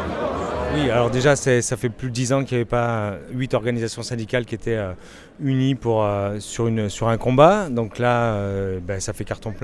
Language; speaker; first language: French; native; French